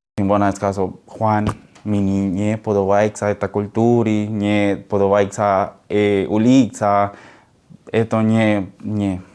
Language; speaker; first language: Ukrainian; non-native, learner; Spanish